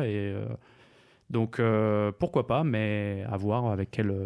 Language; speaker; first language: French; native; French